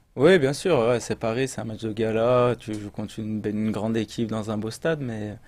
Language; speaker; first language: French; native; French